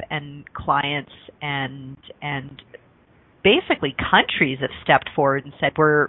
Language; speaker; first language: English; native; English